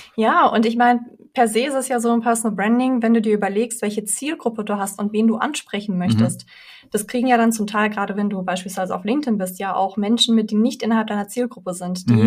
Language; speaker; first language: German; early bilingual, other home language; Russian